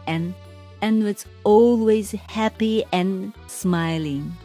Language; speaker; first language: English; non-native, fluent; Japanese